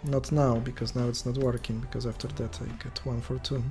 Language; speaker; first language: English; non-native, fluent; Polish